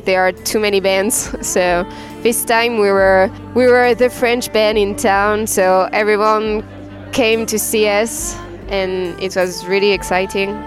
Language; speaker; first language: English; non-native, fluent; French